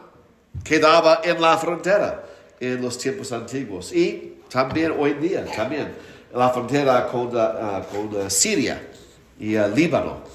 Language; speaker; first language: Spanish; non-native, fluent; English